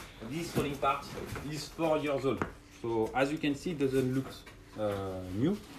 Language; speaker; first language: English; non-native, fluent; French